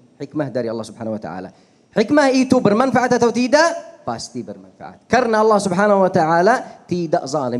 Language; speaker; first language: Indonesian; non-native, fluent; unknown